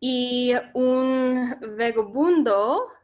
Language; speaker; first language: Spanish; non-native, learner; English